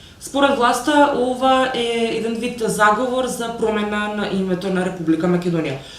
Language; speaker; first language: Macedonian; native; Macedonian